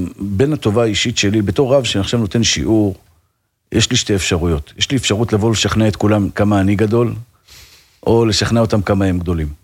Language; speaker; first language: Hebrew; native; Hebrew